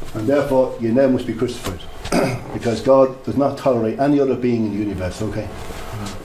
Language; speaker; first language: English; native; English